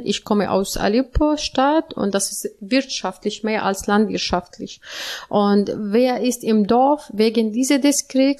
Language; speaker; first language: German; non-native, learner; Arabic